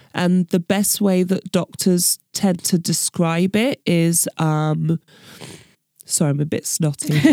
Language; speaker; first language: English; native; English